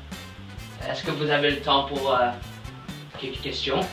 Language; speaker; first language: French; non-native, learner; English